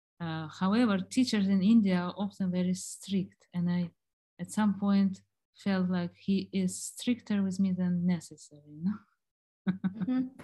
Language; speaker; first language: English; non-native, fluent; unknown